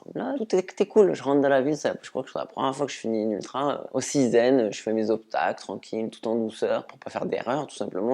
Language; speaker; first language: French; native; French